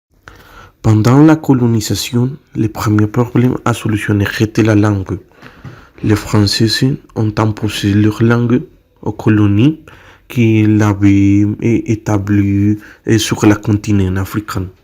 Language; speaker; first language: French; non-native, learner; Spanish